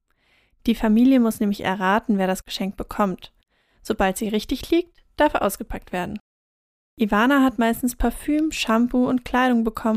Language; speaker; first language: German; native; German